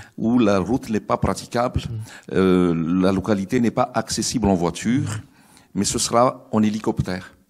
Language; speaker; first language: French; non-native, local second language; Malagasy